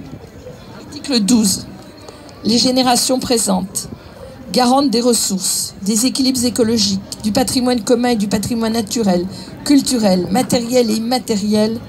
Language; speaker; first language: French; native; French